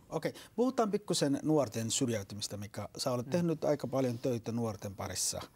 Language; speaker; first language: Finnish; non-native, fluent; Somali